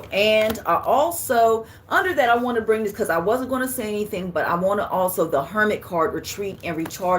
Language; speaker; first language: English; native; English